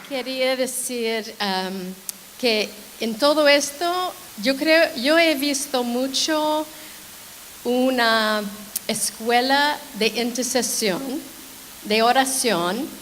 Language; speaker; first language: Spanish; non-native, fluent; English